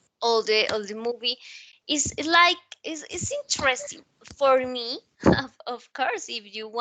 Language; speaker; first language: English; non-native, learner; Spanish